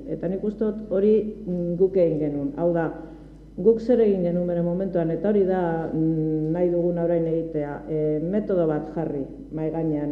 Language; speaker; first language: Basque; native; Basque